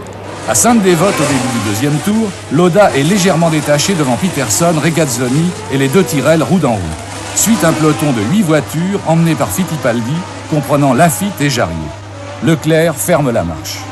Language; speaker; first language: French; native; French